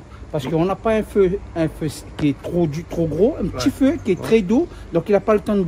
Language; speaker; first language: French; non-native, local second language; Réunion Creole French